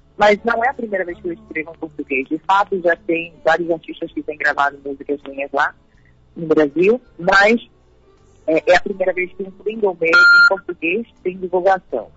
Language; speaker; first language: Portuguese; early bilingual, heritage; Spanish